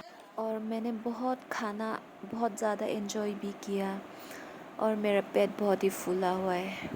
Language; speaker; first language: Hindi; non-native, local second language; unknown